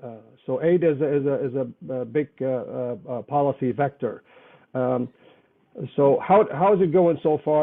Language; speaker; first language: English; non-native, fluent; Arabic